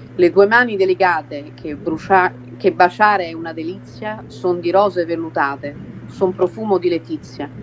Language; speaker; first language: Italian; early bilingual, heritage; Italian